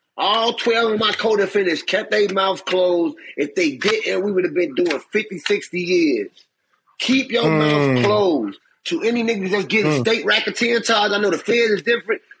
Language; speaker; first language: English; native; English